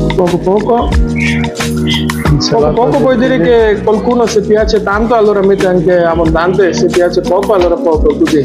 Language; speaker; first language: Italian; non-native, learner; Bangla